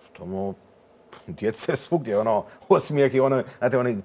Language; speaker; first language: Serbian; early bilingual, heritage; Serbian